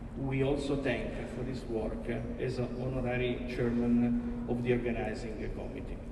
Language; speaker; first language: English; non-native, fluent; Italian